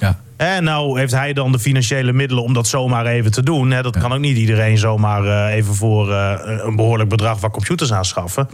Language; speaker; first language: Dutch; native; Dutch